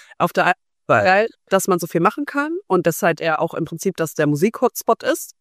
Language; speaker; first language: German; native; German